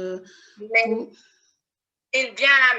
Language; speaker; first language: French; non-native, learner; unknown